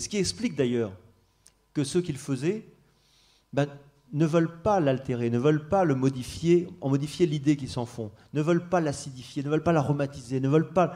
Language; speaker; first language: French; native; French